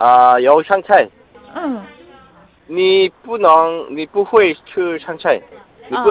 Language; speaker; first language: Chinese; non-native, learner; Korean